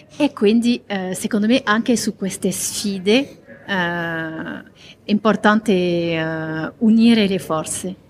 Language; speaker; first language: Italian; non-native, fluent; French